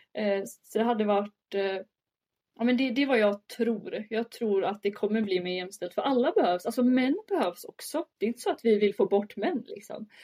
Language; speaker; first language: Swedish; early bilingual, other home language; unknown